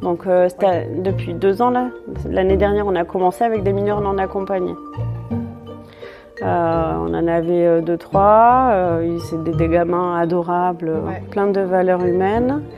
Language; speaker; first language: French; native; French